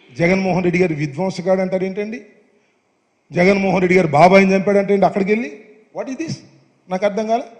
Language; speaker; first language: Telugu; native; Telugu